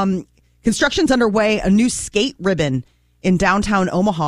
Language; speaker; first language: English; native; English